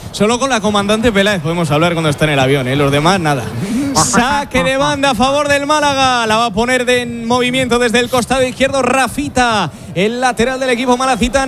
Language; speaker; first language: Spanish; native; Spanish